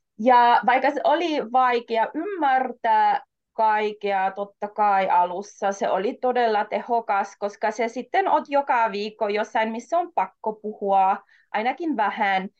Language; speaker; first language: Finnish; non-native, fluent; German